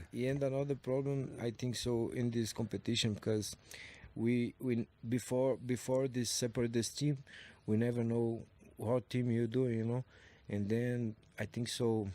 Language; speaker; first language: English; non-native, learner; Portuguese